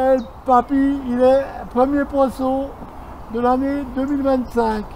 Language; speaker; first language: French; native; French